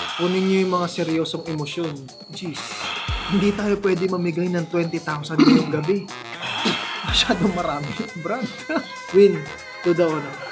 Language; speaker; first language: Filipino; native; Filipino